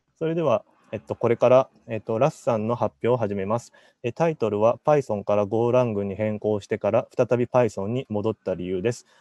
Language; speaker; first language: Japanese; native; Japanese